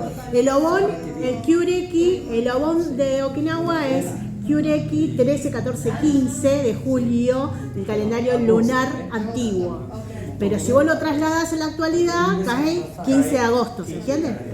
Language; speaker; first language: Spanish; native; Spanish